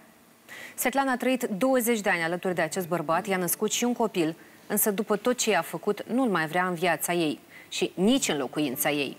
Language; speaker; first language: Romanian; native; Romanian